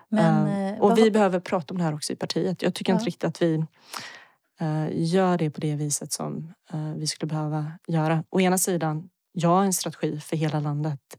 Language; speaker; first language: Swedish; early bilingual, other home language; Bosnian